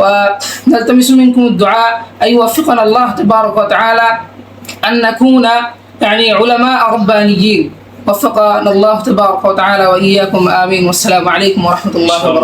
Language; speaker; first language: Arabic; non-native, fluent; Bangla